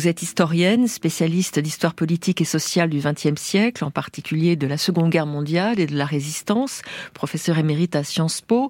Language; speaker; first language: French; native; French